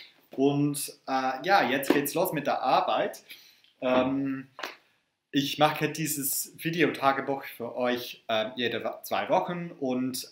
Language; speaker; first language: German; non-native, fluent; English